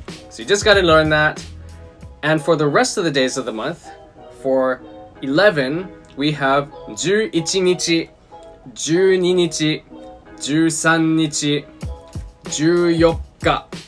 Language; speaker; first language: English; native; English